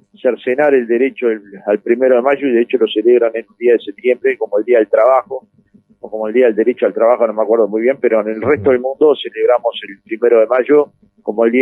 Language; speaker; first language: Spanish; native; Spanish